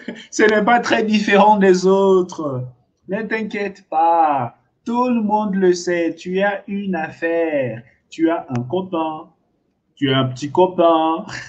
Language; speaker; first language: French; non-native, fluent; Portuguese